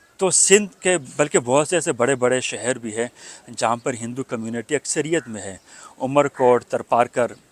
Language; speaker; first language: Urdu; native; Urdu